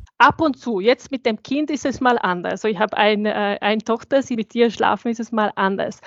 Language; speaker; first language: German; non-native, fluent; Bosnian